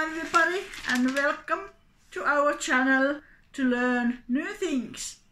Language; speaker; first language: English; non-native, learner; Finnish